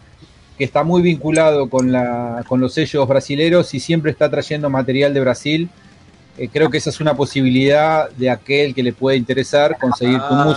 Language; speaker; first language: Spanish; native; Spanish